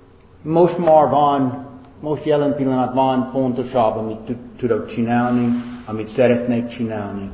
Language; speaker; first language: Hungarian; non-native, fluent; English